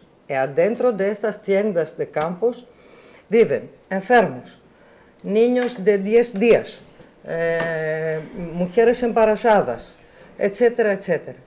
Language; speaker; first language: Spanish; non-native, learner; Greek